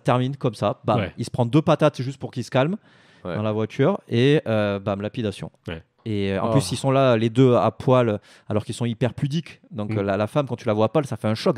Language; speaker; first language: French; native; French